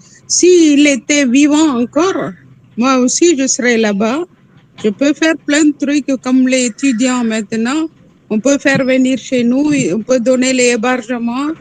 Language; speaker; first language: French; non-native, local second language; Tamil